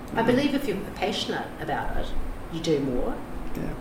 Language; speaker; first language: English; native; English